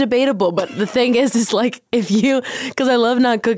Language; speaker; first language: English; native; English